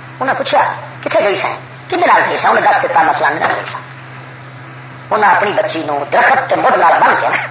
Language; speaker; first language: Urdu; non-native, local second language; Punjabi